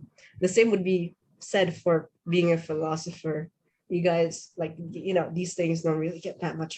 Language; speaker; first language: English; non-native, fluent; Indonesian